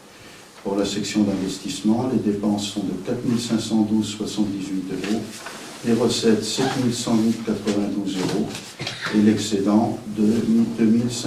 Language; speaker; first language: French; native; French